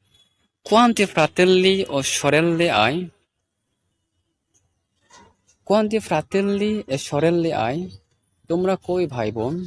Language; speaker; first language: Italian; non-native, fluent; Bangla